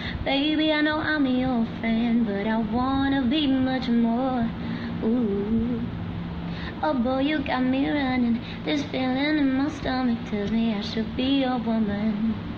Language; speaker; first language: English; early bilingual, other home language; Spanish